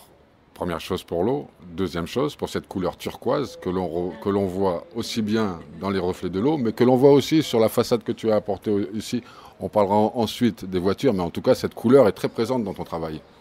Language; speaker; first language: French; native; French